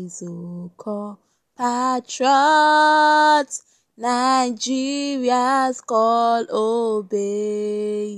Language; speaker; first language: English; non-native, local second language; Esan